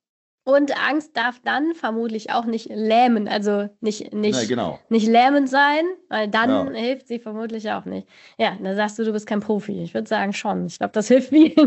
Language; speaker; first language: German; native; German